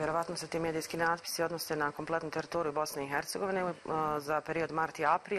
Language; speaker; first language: Croatian; native; Croatian